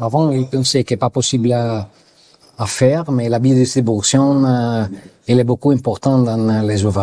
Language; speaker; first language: French; non-native, learner; Italian